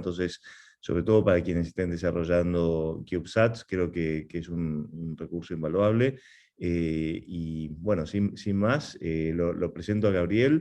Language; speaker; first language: Spanish; native; Spanish